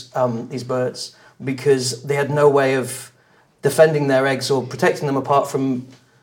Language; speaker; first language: English; native; English